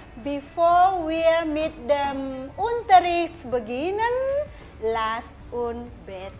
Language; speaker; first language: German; non-native, fluent; Indonesian